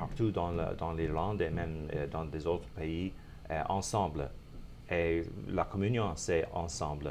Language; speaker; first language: French; non-native, fluent; English